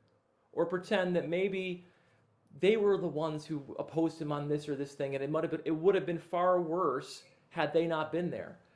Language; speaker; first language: English; native; English